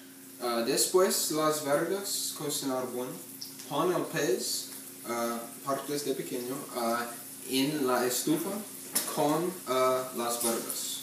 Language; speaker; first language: Spanish; non-native, learner; English